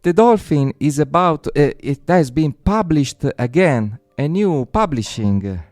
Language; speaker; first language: English; non-native, learner; Italian